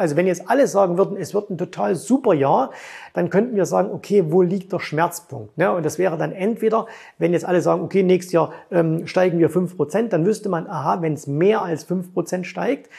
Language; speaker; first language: German; native; German